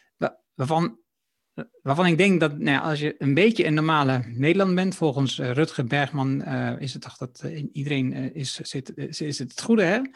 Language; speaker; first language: Dutch; native; Dutch